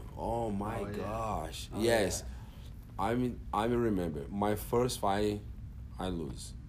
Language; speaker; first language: English; non-native, learner; Portuguese